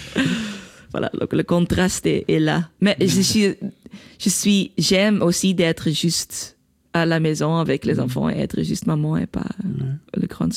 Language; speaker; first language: French; non-native, local second language; Dutch